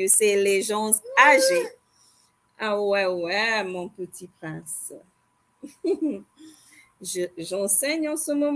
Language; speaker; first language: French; non-native, fluent; English